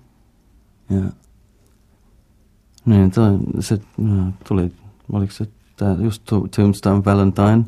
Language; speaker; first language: Finnish; non-native, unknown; English